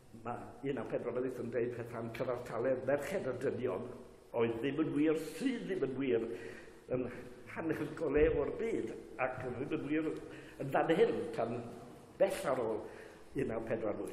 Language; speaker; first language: Welsh; native; Welsh